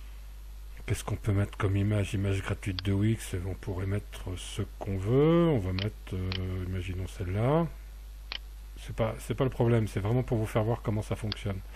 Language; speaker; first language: French; native; French